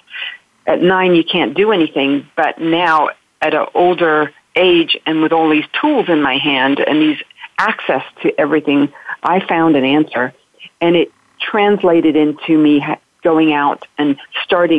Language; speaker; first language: English; native; English